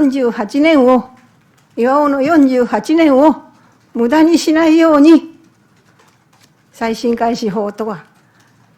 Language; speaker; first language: Japanese; native; Japanese